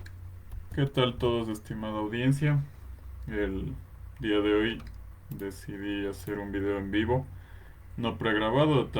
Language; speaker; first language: Spanish; native; Spanish